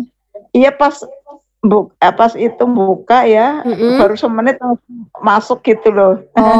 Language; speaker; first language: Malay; non-native, local second language; Javanese